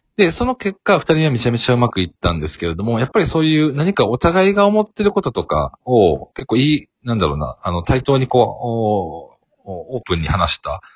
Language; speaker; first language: Japanese; native; Japanese